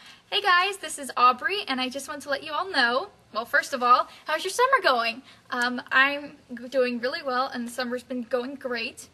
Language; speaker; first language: English; native; English